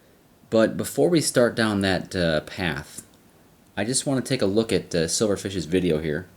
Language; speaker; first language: English; native; English